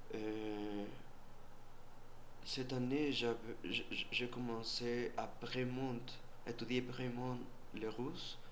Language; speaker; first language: French; non-native, learner; Spanish